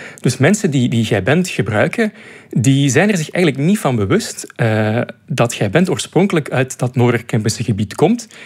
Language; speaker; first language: Dutch; native; Dutch